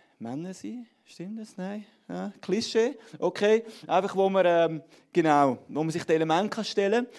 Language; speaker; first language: German; native; German